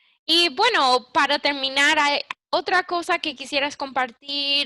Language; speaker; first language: Spanish; early bilingual, heritage; English